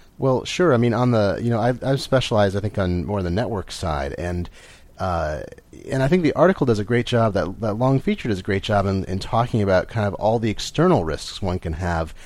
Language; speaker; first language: English; native; English